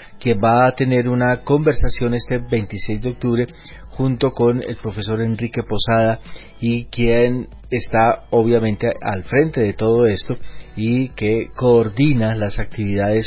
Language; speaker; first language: Spanish; native; Spanish